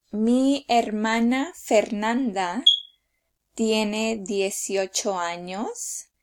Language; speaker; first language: Spanish; early bilingual, heritage; Spanish